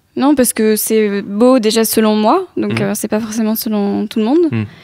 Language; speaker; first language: French; native; French